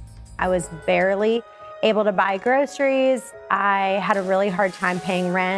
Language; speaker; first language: English; native; English